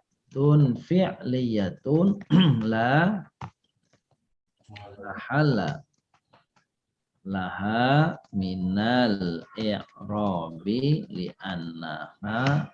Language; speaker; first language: Arabic; non-native, fluent; Indonesian